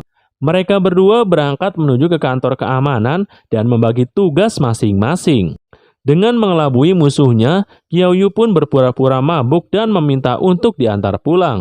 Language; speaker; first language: Indonesian; native; Indonesian